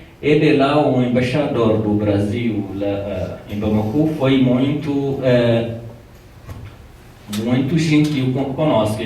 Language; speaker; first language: Portuguese; non-native, fluent; Tamasheq